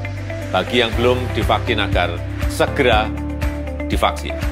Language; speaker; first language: Indonesian; native; Indonesian